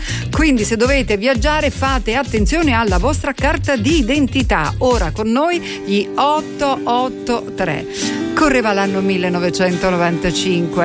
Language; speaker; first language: Italian; native; Italian